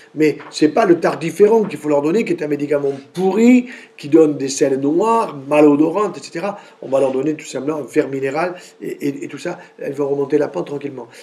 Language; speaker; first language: French; native; French